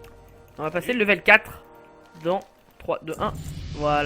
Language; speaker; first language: French; native; French